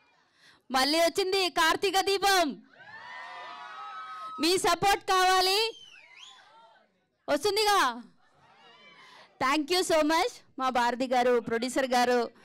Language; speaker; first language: Telugu; non-native, learner; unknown